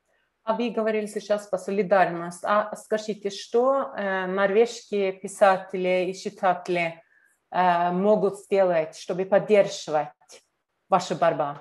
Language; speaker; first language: Russian; non-native, learner; Norwegian